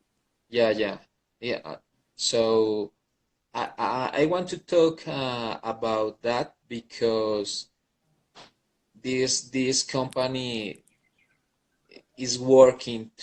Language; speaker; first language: English; non-native, learner; Spanish